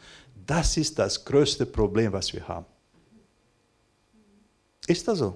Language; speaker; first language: German; non-native, fluent; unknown